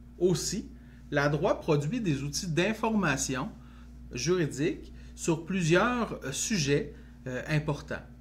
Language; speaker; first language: French; native; French